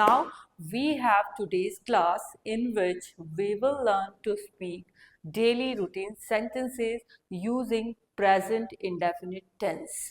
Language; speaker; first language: English; non-native, local second language; Hindi